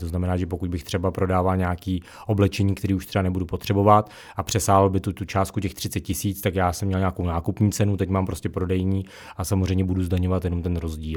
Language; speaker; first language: Czech; native; Czech